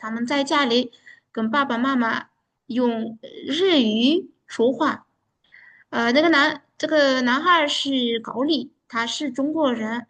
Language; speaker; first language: Chinese; non-native, fluent; Uzbek